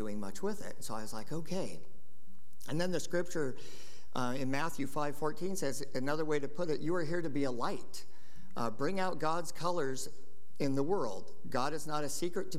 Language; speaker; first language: English; native; English